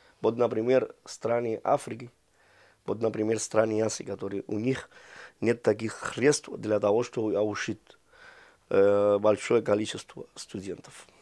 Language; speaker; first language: Russian; non-native, fluent; Spanish